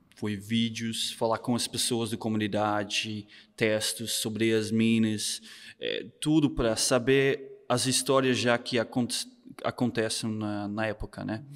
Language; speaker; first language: Portuguese; non-native, fluent; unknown